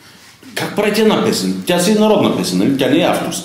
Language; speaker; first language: Bulgarian; native; Bulgarian